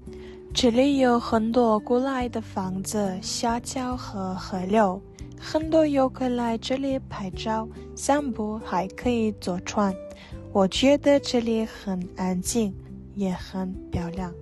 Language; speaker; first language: Chinese; non-native, learner; Russian